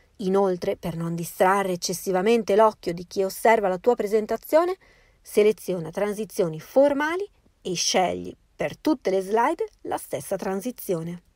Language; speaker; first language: Italian; native; Italian